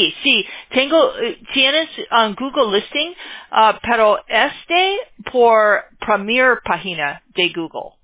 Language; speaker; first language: Spanish; non-native, learner; English